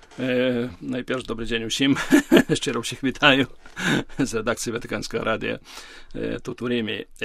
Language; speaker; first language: Belarusian; native; Belarusian